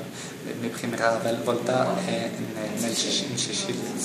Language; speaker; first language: Italian; non-native, learner; French